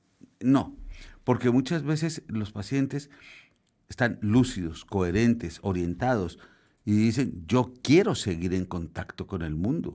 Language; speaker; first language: Spanish; native; Spanish